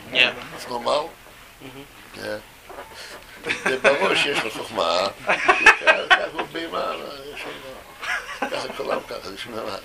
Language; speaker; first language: Hebrew; non-native, fluent; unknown